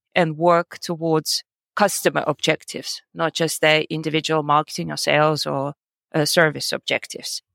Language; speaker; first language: English; non-native, fluent; Russian